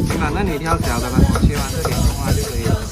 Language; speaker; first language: Chinese; native; Chinese